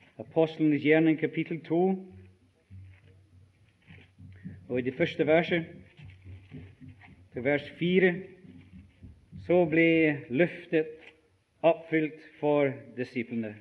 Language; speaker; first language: Norwegian; non-native, fluent; English